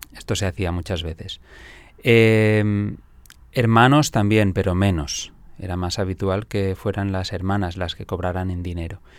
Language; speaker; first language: Spanish; non-native, local second language; Catalan